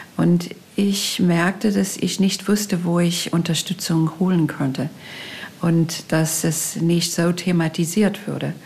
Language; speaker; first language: German; non-native, fluent; English